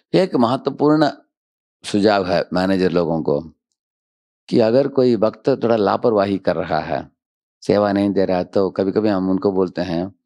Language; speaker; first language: Hindi; non-native, local second language; Telugu